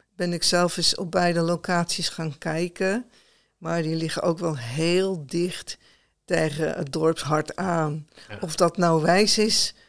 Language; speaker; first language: Dutch; native; Dutch